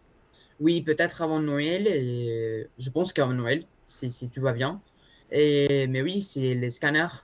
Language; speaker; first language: French; non-native, learner; Spanish